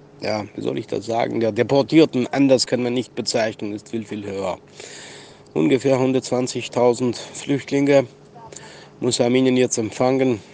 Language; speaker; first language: German; non-native, fluent; Armenian